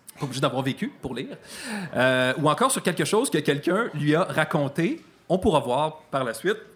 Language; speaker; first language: French; native; French